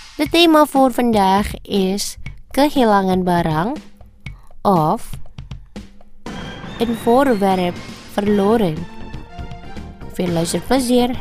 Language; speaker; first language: Dutch; non-native, fluent; Indonesian